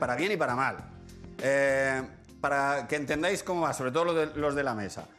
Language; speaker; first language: Spanish; native; Spanish